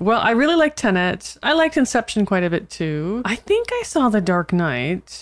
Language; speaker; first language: English; native; English